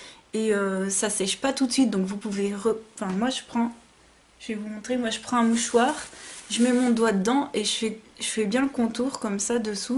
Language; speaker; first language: French; native; French